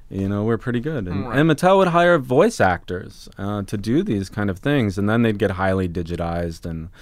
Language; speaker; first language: English; native; English